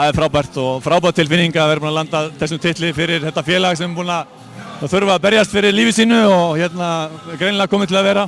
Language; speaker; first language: Icelandic; native; Icelandic